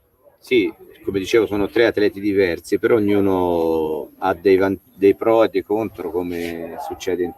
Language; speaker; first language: Italian; native; Italian